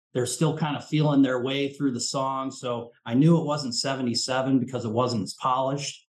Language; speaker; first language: English; native; English